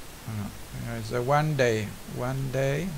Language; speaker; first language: English; non-native, learner; French